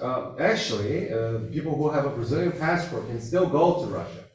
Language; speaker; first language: English; non-native, fluent; Korean